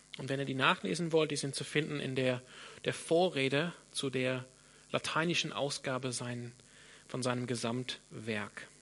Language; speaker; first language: German; non-native, fluent; English